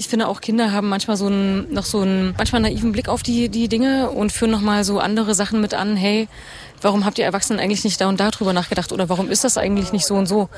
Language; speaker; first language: German; native; German